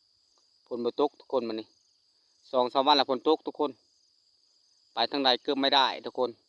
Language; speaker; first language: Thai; non-native, local second language; Lao